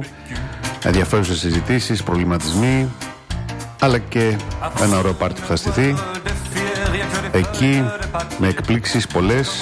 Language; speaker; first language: Greek; native; Greek